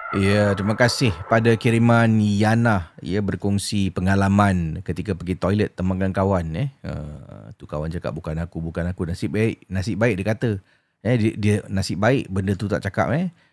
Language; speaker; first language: Malay; native; Malay